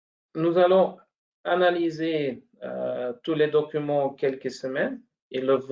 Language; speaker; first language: French; non-native, local second language; Dutch